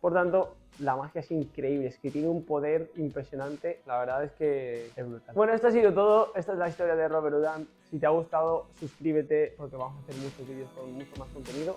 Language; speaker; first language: Spanish; native; Spanish